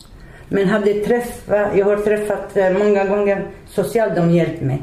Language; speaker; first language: Swedish; non-native, learner; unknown